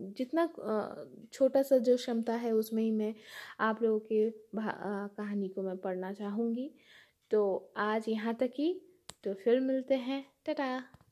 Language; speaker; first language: Hindi; non-native, local second language; Bangla